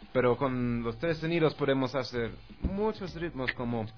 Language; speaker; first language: Spanish; non-native, learner; English